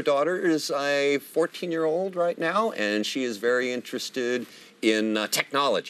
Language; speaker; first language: English; native; English